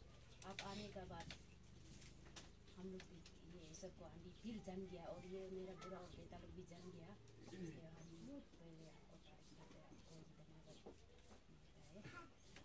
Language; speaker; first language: Hindi; non-native, local second language; Adi